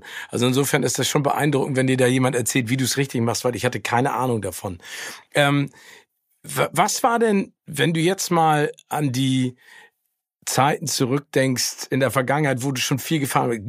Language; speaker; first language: German; native; German